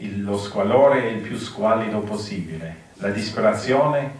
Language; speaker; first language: Italian; non-native, fluent; English